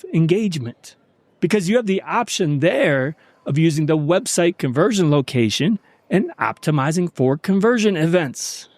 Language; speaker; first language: English; native; English